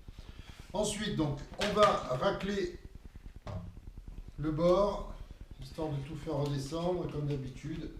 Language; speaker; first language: French; native; French